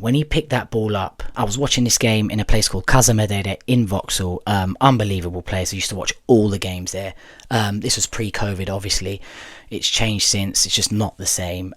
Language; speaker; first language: English; native; English